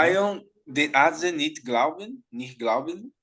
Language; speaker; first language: German; non-native, learner; Portuguese